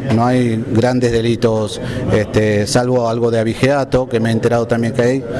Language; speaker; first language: Spanish; native; Spanish